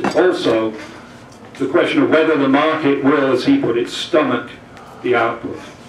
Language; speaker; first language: English; native; English